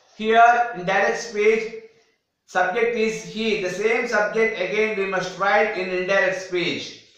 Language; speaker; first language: English; non-native, local second language; Telugu